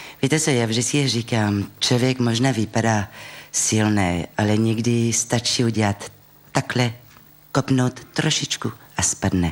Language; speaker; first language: Czech; non-native, fluent; French